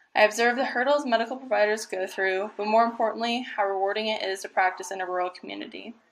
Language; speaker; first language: English; native; English